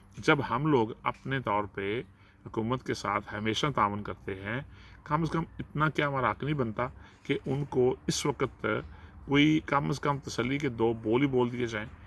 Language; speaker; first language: Urdu; non-native, local second language; Punjabi